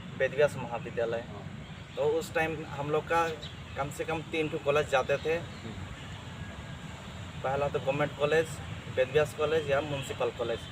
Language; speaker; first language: Hindi; non-native, local second language; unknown